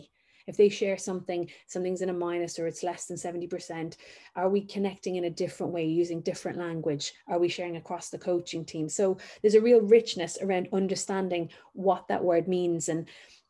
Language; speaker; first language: English; native; English